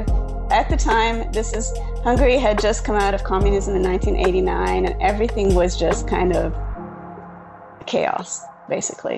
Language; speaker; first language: English; non-native, fluent; Hungarian